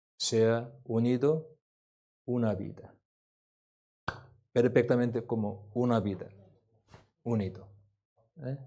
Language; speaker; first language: Spanish; non-native, learner; Korean